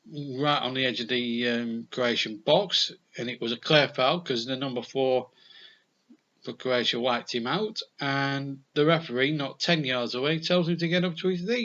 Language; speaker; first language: English; native; English